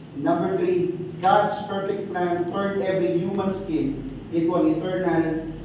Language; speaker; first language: English; non-native, local second language; Filipino